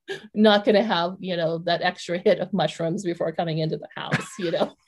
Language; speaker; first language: English; early bilingual, other home language; Vietnamese